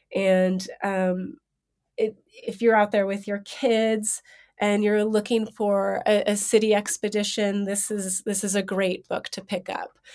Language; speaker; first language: English; native; English